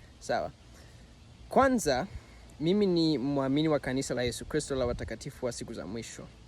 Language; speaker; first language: Swahili; non-native, fluent; English